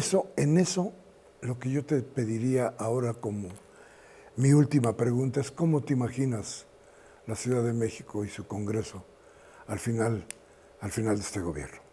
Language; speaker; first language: Spanish; native; Spanish